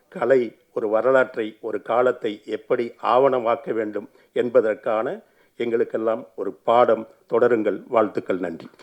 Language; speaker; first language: Tamil; native; Tamil